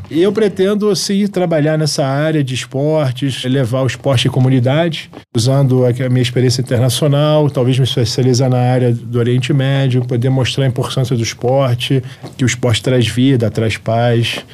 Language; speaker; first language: Portuguese; early bilingual, other home language; Arabic